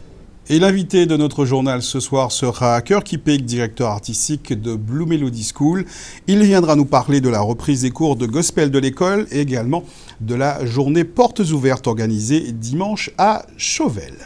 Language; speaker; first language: French; native; French